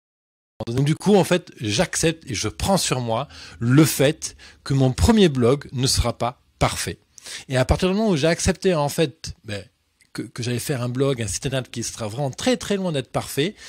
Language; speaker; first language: French; native; French